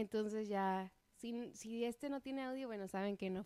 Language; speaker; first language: Spanish; native; Spanish